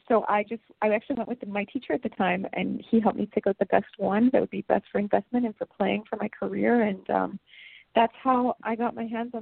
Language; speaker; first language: English; native; English